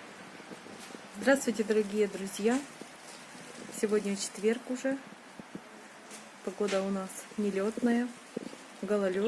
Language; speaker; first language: Russian; native; Russian